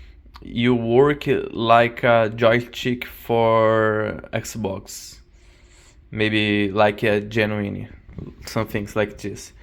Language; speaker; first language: English; non-native, learner; Portuguese